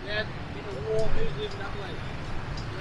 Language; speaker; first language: English; non-native, learner; Vietnamese